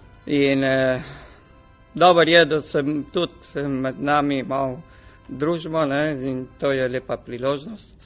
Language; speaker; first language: Slovenian; early bilingual, heritage; Slovenian